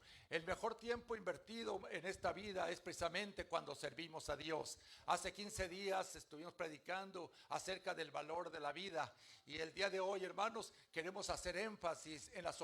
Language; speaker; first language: Spanish; native; Spanish